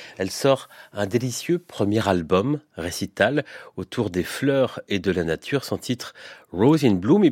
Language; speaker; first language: French; native; French